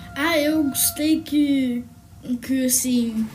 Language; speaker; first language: Portuguese; early bilingual, heritage; Portuguese